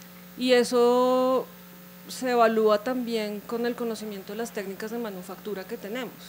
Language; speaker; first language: Spanish; native; Spanish